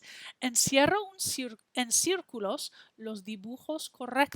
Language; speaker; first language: Spanish; non-native, fluent; English